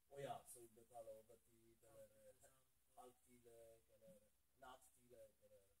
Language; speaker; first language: Norwegian; non-native, learner; Polish